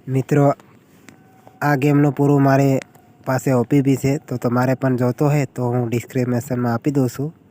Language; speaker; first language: Gujarati; non-native, local second language; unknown